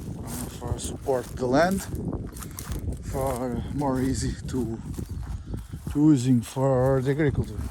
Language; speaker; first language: English; non-native, learner; Portuguese